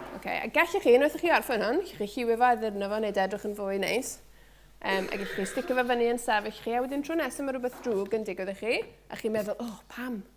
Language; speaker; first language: Welsh; native; Welsh